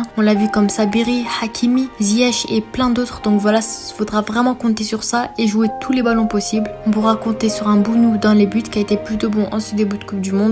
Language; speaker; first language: French; native; French